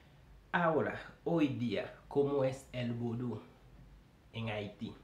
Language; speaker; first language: Spanish; non-native, fluent; Haitian Creole